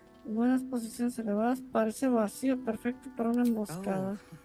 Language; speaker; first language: Spanish; native; Spanish